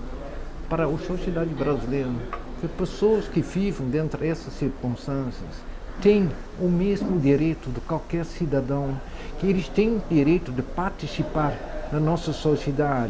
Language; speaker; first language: Portuguese; non-native, fluent; Dutch